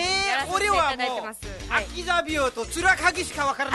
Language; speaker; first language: Japanese; non-native, fluent; Nepali